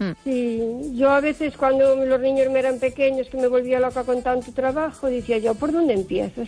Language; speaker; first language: Spanish; native; Spanish